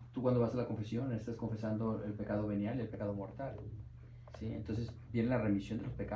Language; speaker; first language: Spanish; native; Spanish